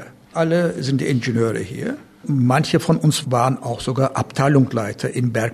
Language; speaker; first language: German; non-native, fluent; Turkish